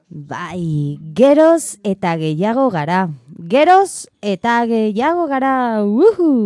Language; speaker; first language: Basque; non-native, learner; Spanish